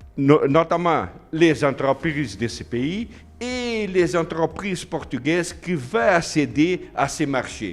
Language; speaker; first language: French; non-native, learner; Portuguese